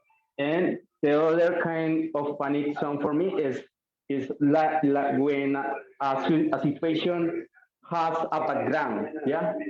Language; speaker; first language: English; non-native, learner; Spanish